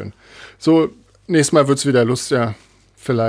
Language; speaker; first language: German; native; German